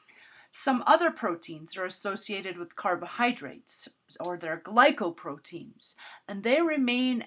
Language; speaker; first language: English; native; English